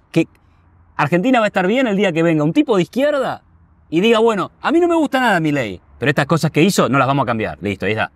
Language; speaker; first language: Spanish; native; Spanish